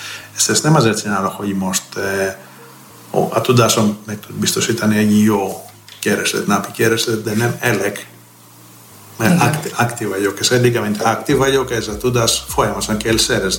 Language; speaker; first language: Hungarian; non-native, fluent; Greek